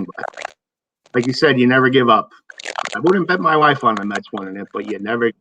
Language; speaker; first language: English; native; English